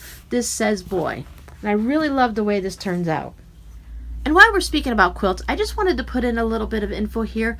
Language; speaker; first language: English; native; English